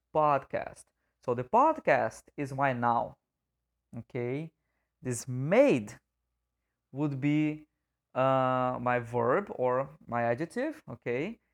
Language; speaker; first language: English; non-native, fluent; Portuguese